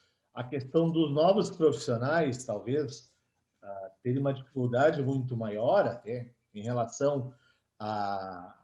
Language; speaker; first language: Portuguese; native; Portuguese